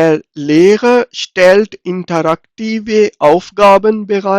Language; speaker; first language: German; non-native, fluent; Urdu